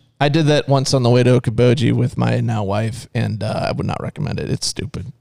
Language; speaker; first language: English; native; English